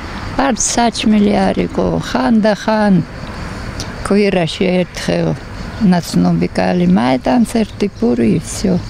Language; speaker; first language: Georgian; non-native, learner; Russian